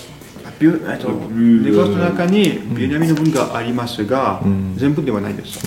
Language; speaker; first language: Japanese; non-native, fluent; French